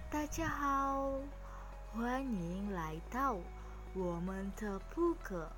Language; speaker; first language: Chinese; non-native, learner; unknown